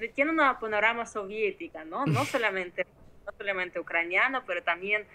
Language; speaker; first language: Spanish; non-native, fluent; Ukrainian